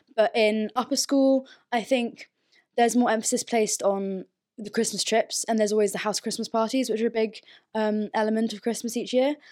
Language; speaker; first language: English; early bilingual, other home language; German